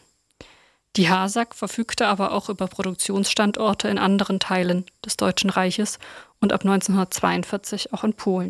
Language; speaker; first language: German; native; German